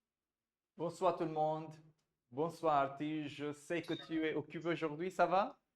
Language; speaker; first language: French; non-native, fluent; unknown